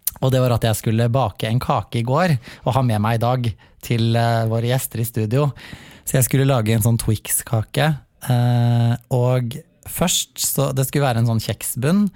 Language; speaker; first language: Norwegian; native; Norwegian